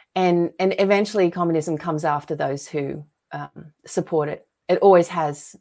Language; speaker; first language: English; native; English